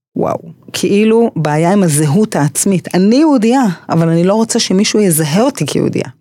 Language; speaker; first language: Hebrew; early bilingual, other home language; English